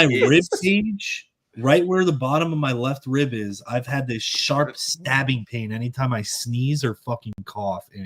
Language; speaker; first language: English; native; English